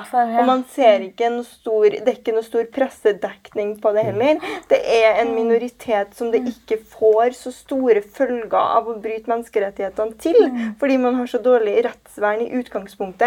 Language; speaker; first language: Norwegian; native; Norwegian